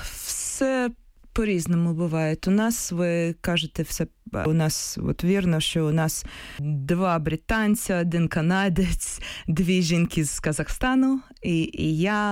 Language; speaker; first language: Ukrainian; non-native, local second language; Russian